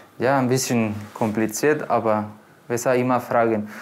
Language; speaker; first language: German; non-native, learner; Spanish